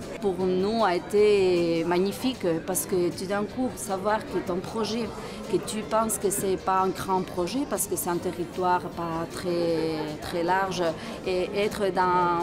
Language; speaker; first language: French; non-native, fluent; Spanish